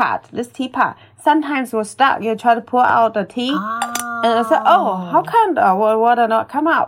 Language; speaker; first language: English; non-native, learner; Chinese